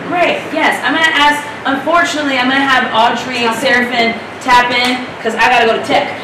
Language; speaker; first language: English; native; English